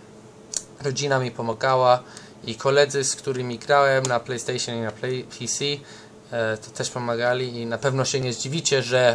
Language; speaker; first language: Polish; early bilingual, heritage; English